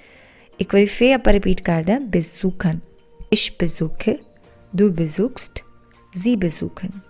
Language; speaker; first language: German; non-native, fluent; Punjabi